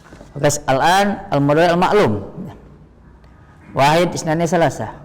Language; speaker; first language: Arabic; non-native, fluent; Indonesian